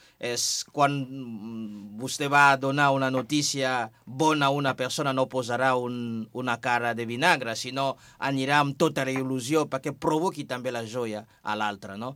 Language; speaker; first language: Catalan; non-native, fluent; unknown